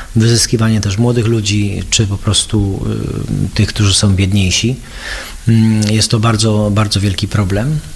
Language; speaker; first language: Polish; early bilingual, heritage; Polish